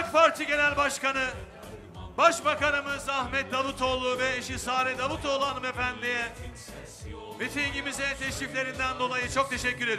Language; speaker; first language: Turkish; native; Turkish